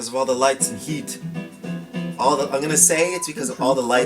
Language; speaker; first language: English; native; English